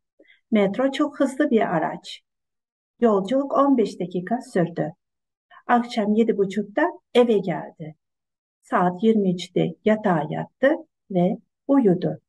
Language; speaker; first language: Turkish; non-native, fluent; Kazakh